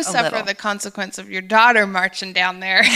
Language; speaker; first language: English; native; English